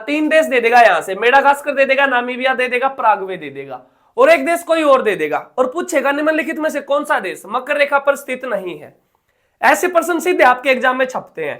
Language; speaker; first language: Hindi; native; Hindi